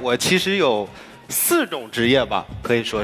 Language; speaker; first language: Chinese; native; Chinese